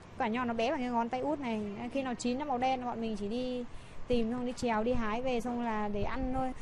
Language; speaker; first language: Vietnamese; non-native, local second language; Tày